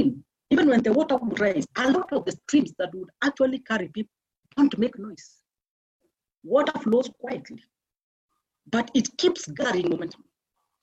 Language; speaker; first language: English; non-native, local second language; Meru